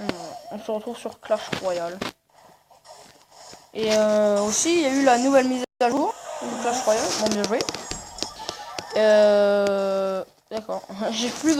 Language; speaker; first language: French; native; French